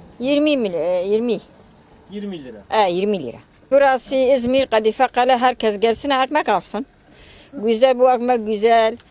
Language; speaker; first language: Turkish; non-native, local second language; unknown